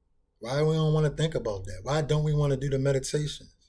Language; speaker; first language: English; native; English